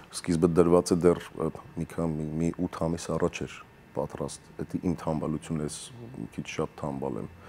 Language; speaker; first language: Armenian; early bilingual, heritage; Armenian